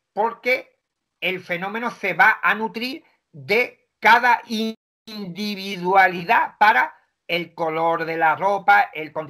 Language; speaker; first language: Spanish; native; Spanish